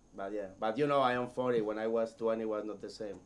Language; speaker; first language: English; non-native, learner; Spanish